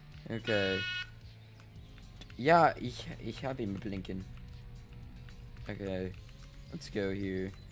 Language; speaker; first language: German; non-native, learner; English